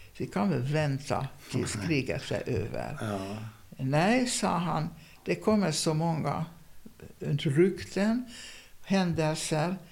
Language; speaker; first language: Swedish; non-native, fluent; Hungarian